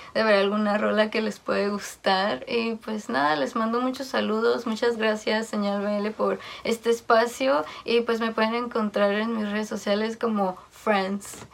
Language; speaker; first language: Spanish; native; Spanish